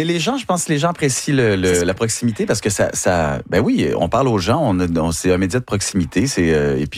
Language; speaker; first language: French; native; French